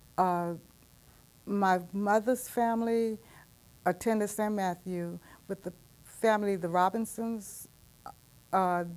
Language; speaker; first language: English; native; English